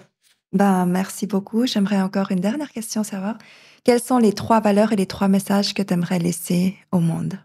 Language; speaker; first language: French; native; French